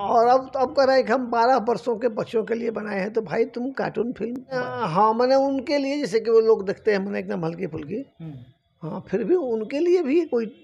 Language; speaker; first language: Hindi; native; Hindi